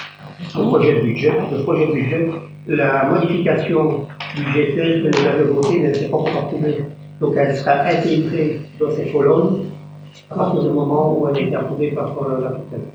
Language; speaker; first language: French; native; French